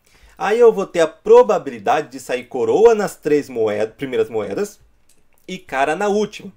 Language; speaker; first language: Portuguese; native; Portuguese